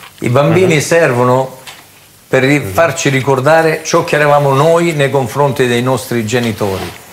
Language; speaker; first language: Italian; native; Italian